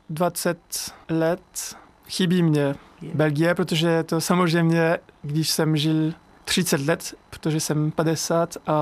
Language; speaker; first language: Czech; non-native, learner; French